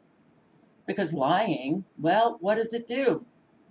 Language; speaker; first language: English; native; English